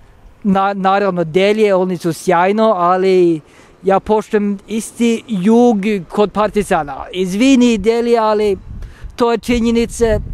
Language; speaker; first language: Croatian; non-native, learner; Norwegian